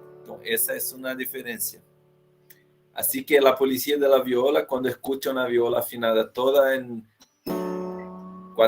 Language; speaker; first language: Spanish; non-native, fluent; Portuguese